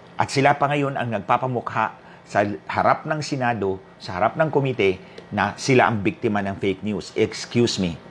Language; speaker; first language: Filipino; non-native, local second language; Waray